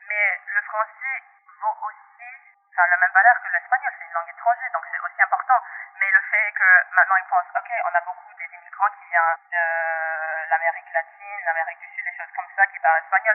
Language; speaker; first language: French; non-native, local second language; English